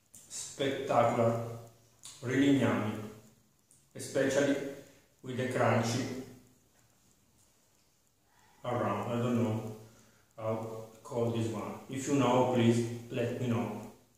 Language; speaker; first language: English; non-native, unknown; Italian